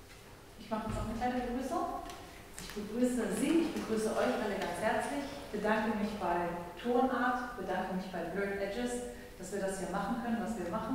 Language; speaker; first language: German; early bilingual, other home language; Persian